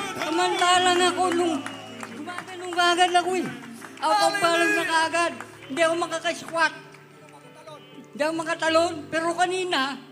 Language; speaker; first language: Filipino; native; Filipino